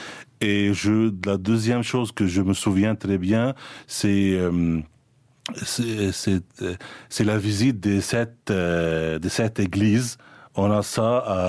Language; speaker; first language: French; non-native, fluent; Spanish